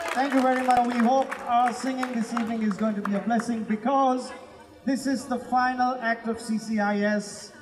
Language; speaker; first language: English; non-native, local second language; Sinhala